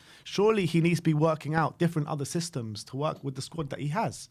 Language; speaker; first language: English; native; English